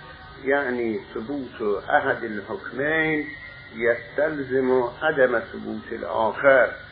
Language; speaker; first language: Arabic; non-native, fluent; Persian